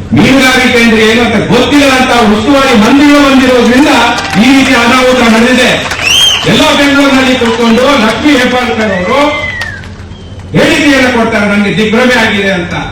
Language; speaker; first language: Kannada; native; Kannada